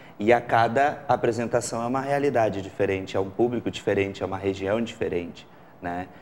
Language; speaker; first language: Portuguese; native; Portuguese